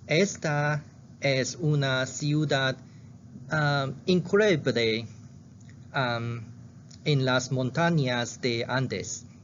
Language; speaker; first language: Spanish; non-native, learner; Chinese